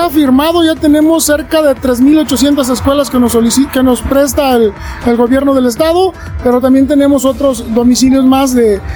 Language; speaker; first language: Spanish; native; Spanish